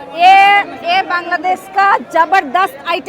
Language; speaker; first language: Hindi; non-native, learner; Bangla